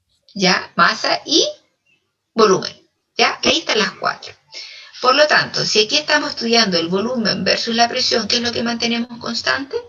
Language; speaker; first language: Spanish; native; Spanish